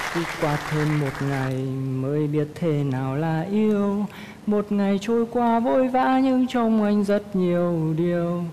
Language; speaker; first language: Vietnamese; native; Vietnamese